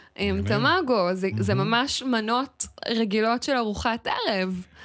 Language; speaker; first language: Hebrew; native; Hebrew